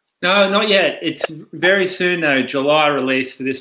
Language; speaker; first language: English; native; English